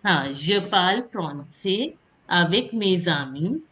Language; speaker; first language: French; non-native, fluent; Hindi